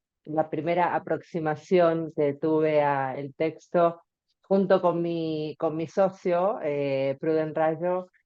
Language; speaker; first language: Spanish; native; Spanish